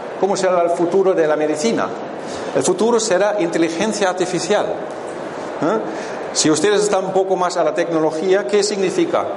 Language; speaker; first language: Spanish; non-native, fluent; German